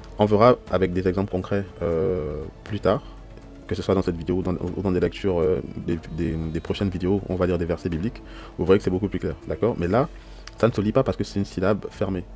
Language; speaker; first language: French; native; French